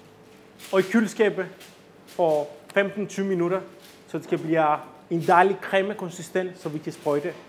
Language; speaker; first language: Danish; non-native, fluent; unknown